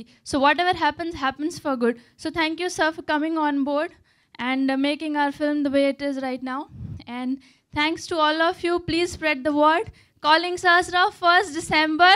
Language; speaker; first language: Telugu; non-native, learner; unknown